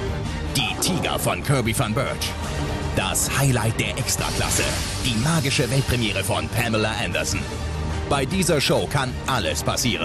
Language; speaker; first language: German; native; German